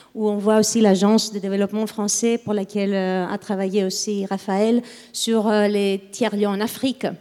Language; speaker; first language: French; non-native, fluent; Greek